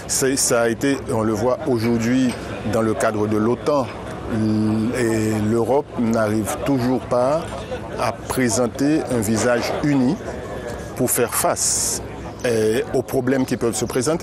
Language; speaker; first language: French; non-native, local second language; Haitian Creole